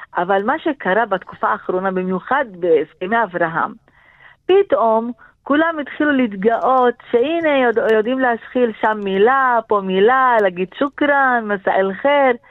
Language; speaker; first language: Hebrew; non-native, local second language; Arabic